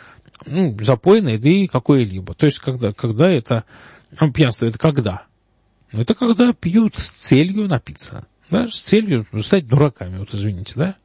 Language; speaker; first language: Russian; native; Russian